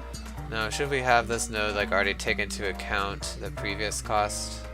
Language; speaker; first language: English; native; English